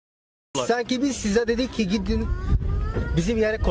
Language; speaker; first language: Turkish; non-native, learner; Arabic